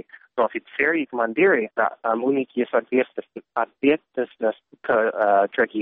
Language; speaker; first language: Russian; non-native, learner; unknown